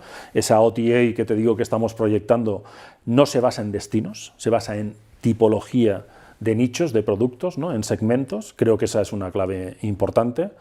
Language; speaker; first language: Spanish; native; Spanish